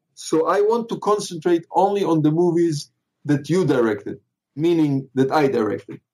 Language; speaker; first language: English; non-native, fluent; Hebrew